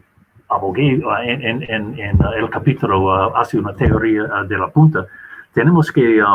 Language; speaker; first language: Spanish; non-native, fluent; English